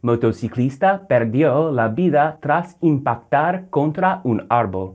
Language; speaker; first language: Spanish; non-native, fluent; English